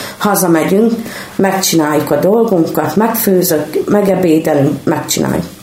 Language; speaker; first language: Hungarian; native; Hungarian